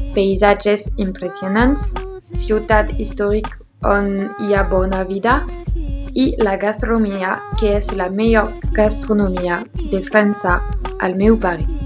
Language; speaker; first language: Catalan; non-native, learner; French